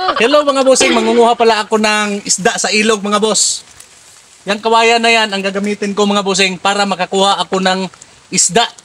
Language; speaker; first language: Filipino; non-native, local second language; Cebuano